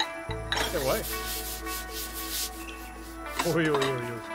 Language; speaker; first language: Spanish; native; Spanish